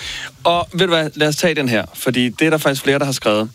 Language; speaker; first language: Danish; native; Danish